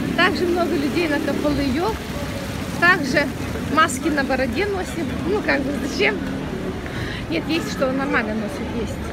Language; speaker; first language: Russian; non-native, local second language; Ukrainian